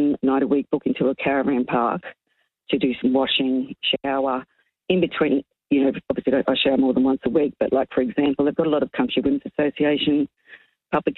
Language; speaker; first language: English; native; English